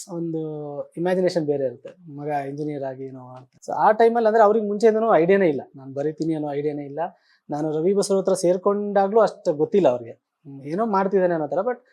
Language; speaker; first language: Kannada; native; Kannada